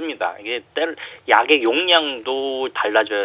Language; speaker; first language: Korean; native; Korean